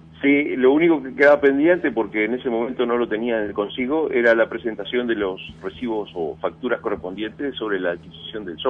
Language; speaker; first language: Spanish; native; Spanish